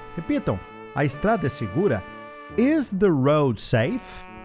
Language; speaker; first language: Portuguese; native; Portuguese